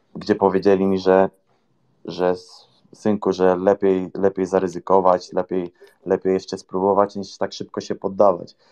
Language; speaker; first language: Polish; native; Polish